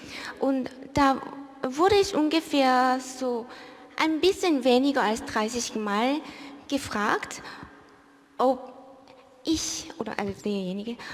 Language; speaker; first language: German; early bilingual, other home language; Korean